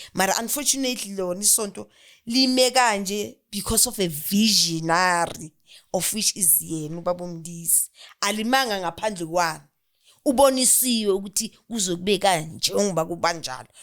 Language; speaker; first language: Zulu; non-native, local second language; Southern Sotho